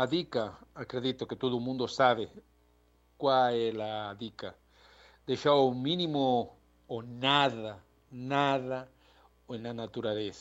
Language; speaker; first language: Portuguese; non-native, learner; Spanish